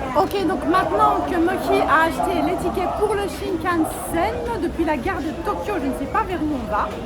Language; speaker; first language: French; native; French